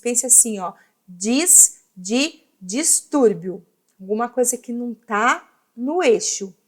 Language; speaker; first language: Portuguese; native; Portuguese